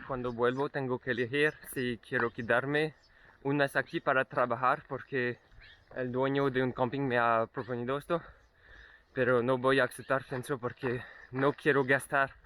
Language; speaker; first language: Spanish; non-native, learner; French